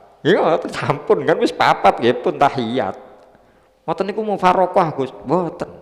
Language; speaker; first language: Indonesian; non-native, local second language; Javanese